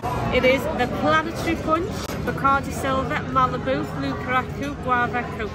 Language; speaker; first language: English; native; English